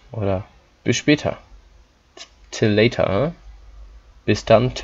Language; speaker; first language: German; non-native, fluent; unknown